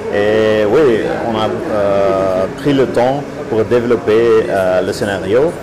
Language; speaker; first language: French; non-native, fluent; Dutch